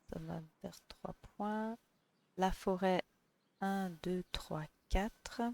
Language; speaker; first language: French; native; French